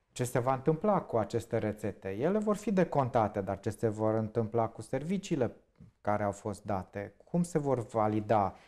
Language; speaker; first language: Romanian; native; Romanian